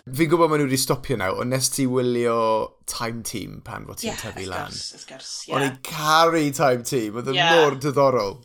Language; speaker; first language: Welsh; non-native, local second language; English